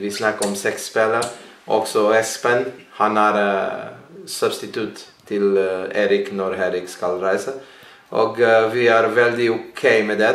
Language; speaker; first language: Norwegian; non-native, learner; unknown